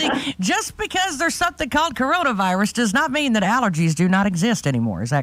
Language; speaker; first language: English; native; English